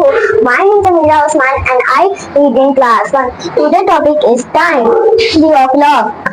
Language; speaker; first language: English; non-native, learner; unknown